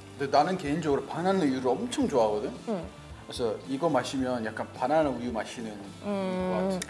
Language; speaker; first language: Korean; non-native, fluent; Azerbaijani